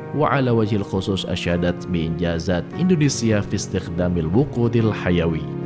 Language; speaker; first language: Arabic; non-native, fluent; Indonesian